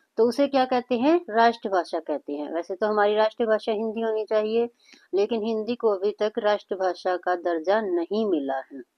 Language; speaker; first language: Hindi; native; Hindi